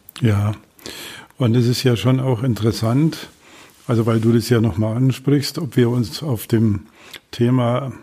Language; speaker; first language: German; native; German